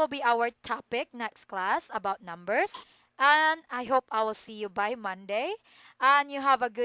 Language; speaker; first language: English; non-native, fluent; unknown